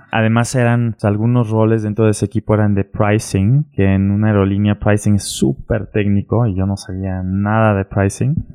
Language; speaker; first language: Spanish; early bilingual, heritage; German